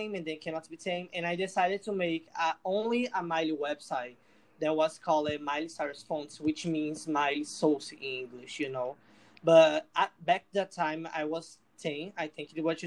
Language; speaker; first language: English; non-native, fluent; Portuguese